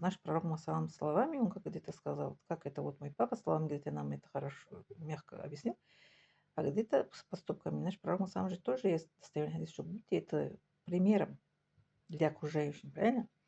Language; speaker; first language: Russian; non-native, local second language; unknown